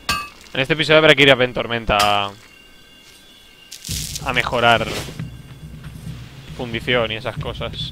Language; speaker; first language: Spanish; native; Spanish